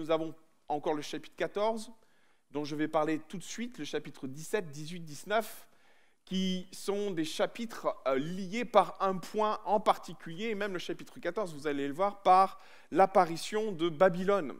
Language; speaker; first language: French; native; French